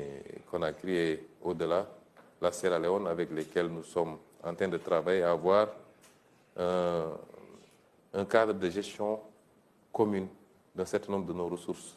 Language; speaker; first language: French; non-native, local second language; Wolof